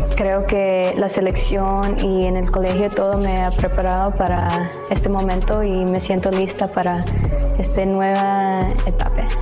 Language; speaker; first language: Spanish; early bilingual, heritage; Spanish